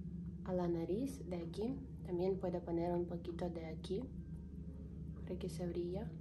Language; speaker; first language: Spanish; non-native, learner; Ukrainian